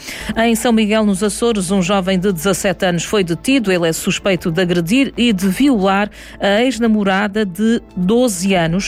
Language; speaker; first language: Portuguese; native; Portuguese